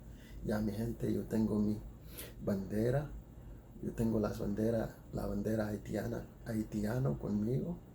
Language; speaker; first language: Spanish; non-native, fluent; Haitian Creole